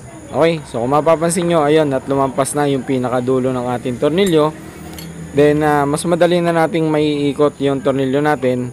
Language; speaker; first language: Filipino; native; Filipino